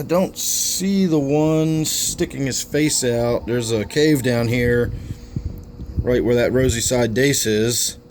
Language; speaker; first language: English; native; English